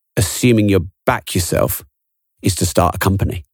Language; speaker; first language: English; native; English